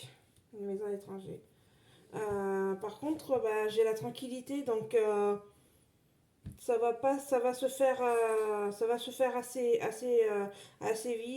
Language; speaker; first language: French; native; French